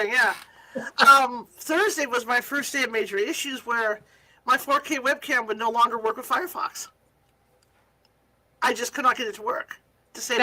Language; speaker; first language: English; native; English